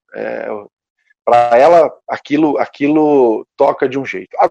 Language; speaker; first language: Portuguese; native; Portuguese